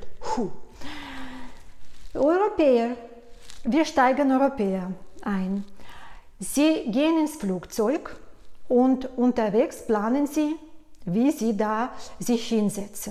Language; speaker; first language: German; non-native, fluent; Russian